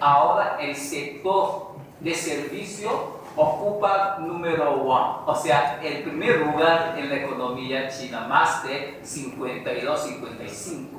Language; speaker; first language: Spanish; non-native, fluent; Chinese